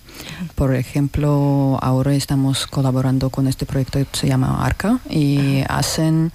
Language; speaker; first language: Spanish; non-native, learner; Russian